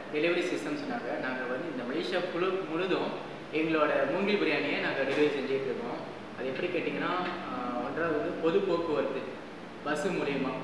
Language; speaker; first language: Tamil; early bilingual, heritage; Tamil